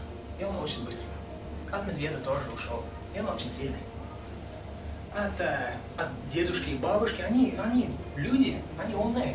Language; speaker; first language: Russian; non-native, fluent; English